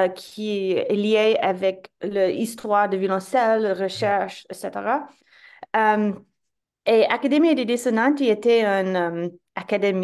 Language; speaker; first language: French; non-native, fluent; English